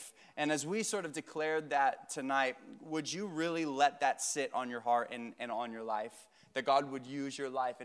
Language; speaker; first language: English; native; English